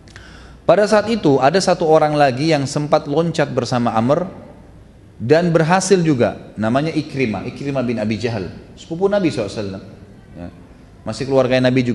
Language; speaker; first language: Indonesian; native; Indonesian